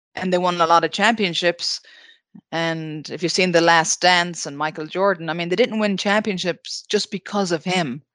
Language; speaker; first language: English; native; English